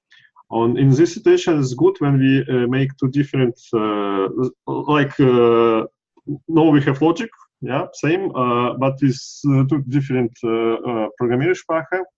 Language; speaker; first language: English; non-native, learner; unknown